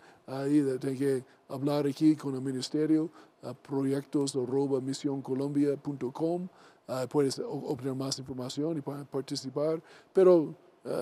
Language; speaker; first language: Spanish; non-native, learner; English